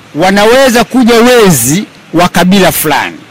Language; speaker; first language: Swahili; non-native, local second language; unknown